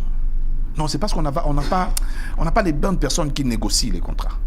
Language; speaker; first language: French; non-native, local second language; Lingala